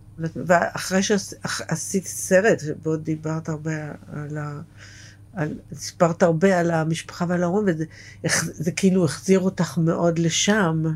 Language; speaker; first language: Hebrew; native; Hebrew